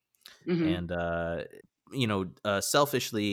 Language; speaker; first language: English; native; English